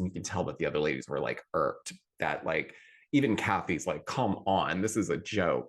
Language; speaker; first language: English; native; English